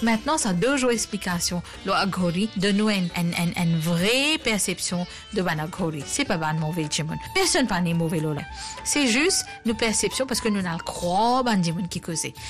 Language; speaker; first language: French; native; French